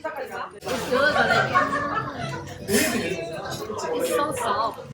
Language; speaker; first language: English; non-native, learner; Thai